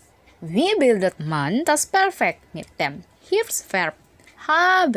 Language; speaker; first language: German; non-native, fluent; Indonesian